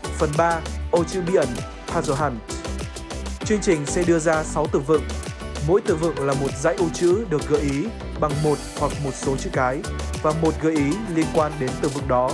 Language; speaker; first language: Vietnamese; native; Vietnamese